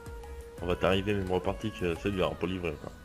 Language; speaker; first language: French; native; French